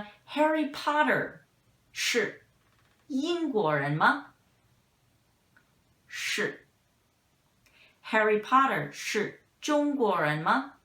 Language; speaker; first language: Chinese; non-native, fluent; English